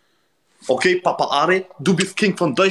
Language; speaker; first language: German; non-native, learner; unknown